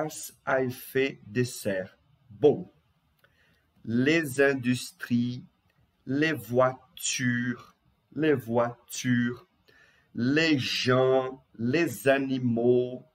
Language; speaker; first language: French; non-native, fluent; Portuguese